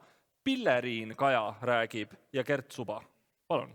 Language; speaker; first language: Estonian; native; Estonian